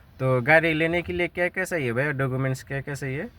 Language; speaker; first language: Hindi; non-native, fluent; Bangla